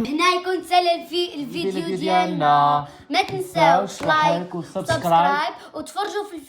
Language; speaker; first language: Arabic; native; Arabic